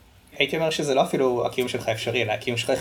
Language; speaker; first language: Hebrew; native; Hebrew